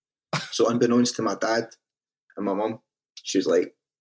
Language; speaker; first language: English; native; English